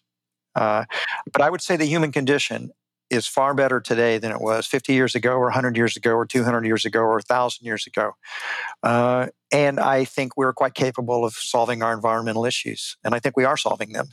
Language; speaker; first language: English; native; English